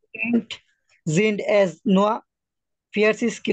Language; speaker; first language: German; non-native, learner; Bangla